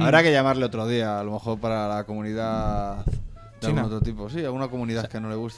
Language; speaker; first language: Spanish; native; Spanish